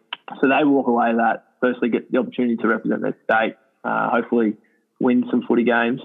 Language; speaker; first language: English; native; English